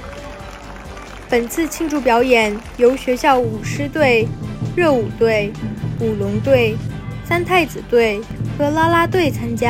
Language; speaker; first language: Chinese; early bilingual, heritage; Chinese